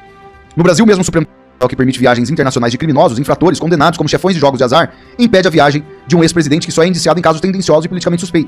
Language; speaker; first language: Portuguese; native; Portuguese